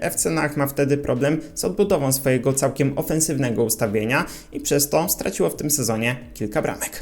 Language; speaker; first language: Polish; native; Polish